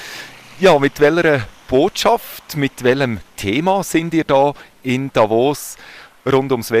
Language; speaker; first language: German; native; German